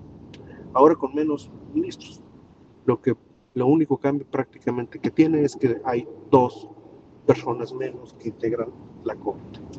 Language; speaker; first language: Spanish; native; Spanish